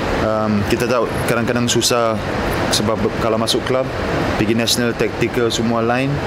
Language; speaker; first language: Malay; non-native, fluent; English